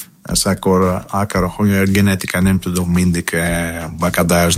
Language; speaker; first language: Hungarian; non-native, learner; Greek